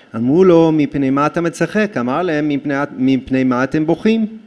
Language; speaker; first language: Hebrew; non-native, fluent; English